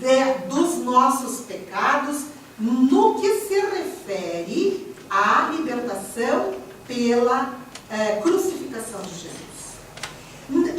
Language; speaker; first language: Portuguese; native; Portuguese